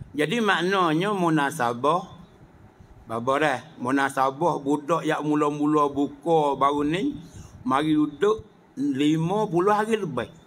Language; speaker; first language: Malay; native; Malay